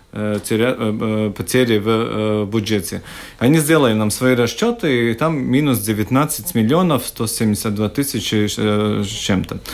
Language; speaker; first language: Russian; non-native, local second language; Latvian